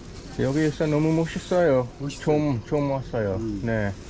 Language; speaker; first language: Korean; non-native, learner; English